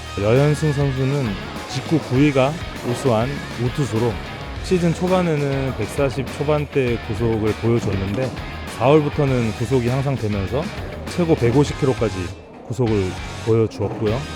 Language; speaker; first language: Korean; native; Korean